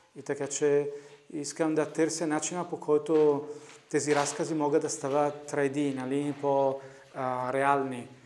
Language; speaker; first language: Bulgarian; non-native, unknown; Italian